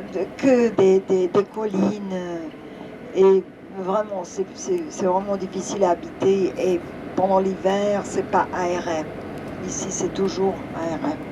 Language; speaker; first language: French; non-native, fluent; Serbian